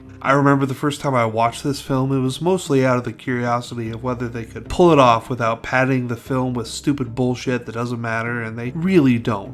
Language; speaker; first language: English; native; English